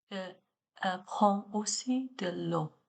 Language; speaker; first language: French; non-native, learner; Chinese